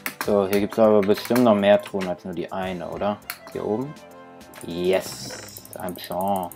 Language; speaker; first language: German; native; German